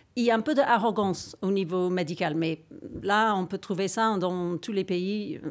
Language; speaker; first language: French; non-native, fluent; English